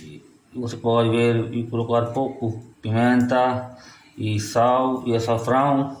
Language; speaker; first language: Portuguese; non-native, learner; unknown